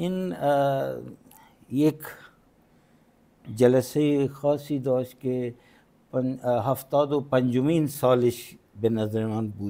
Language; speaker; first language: Persian; non-native, fluent; Punjabi